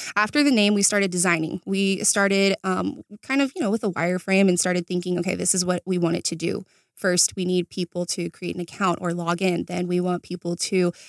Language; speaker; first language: English; native; English